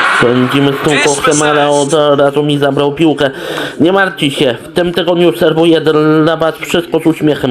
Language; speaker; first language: Polish; native; Polish